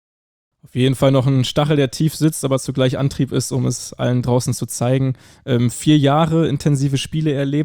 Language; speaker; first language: German; native; German